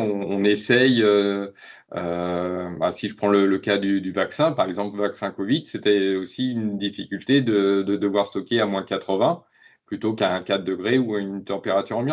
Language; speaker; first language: French; native; French